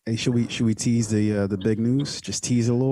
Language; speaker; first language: English; native; English